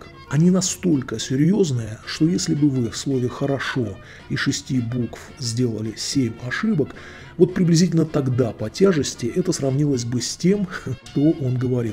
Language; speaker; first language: Russian; native; Russian